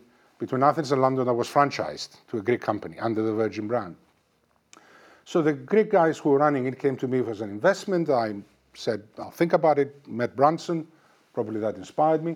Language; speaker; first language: English; non-native, fluent; Greek